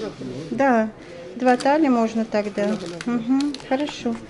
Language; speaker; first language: Russian; native; Russian